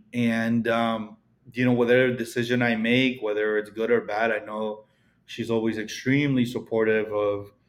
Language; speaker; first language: English; early bilingual, other home language; Spanish